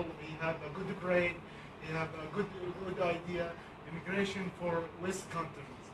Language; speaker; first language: English; non-native, learner; Arabic